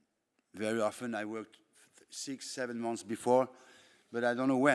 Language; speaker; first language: English; non-native, fluent; French